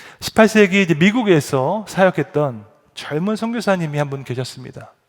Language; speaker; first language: Korean; native; Korean